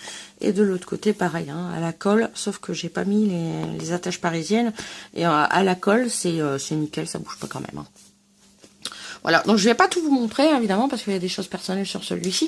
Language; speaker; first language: French; native; French